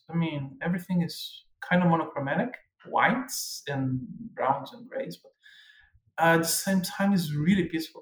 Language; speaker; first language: English; non-native, fluent; Portuguese